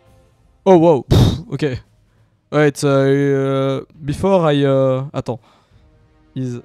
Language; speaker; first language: English; non-native, learner; French